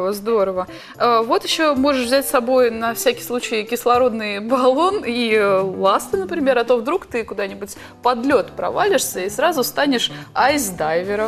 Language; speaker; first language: Russian; native; Russian